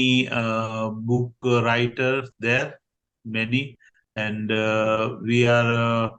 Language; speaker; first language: English; non-native, learner; Gujarati